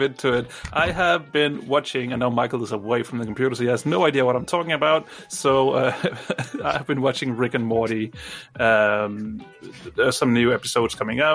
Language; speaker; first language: English; non-native, fluent; Danish